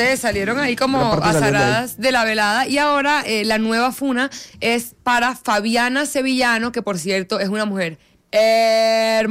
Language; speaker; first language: Spanish; native; Spanish